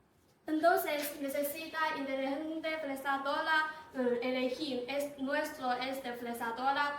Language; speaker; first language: Spanish; non-native, learner; Chinese